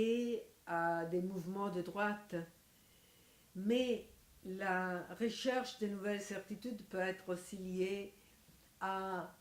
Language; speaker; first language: French; non-native, fluent; Italian